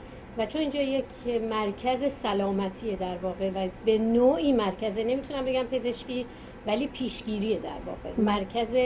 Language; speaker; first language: Persian; native; Persian